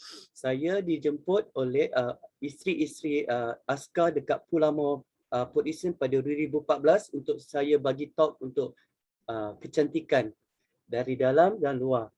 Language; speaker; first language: Malay; native; Malay